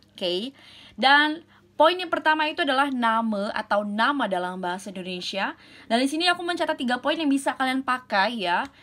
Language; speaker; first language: Indonesian; native; Indonesian